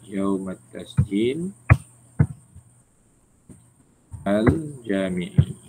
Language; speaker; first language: Arabic; non-native, fluent; Malay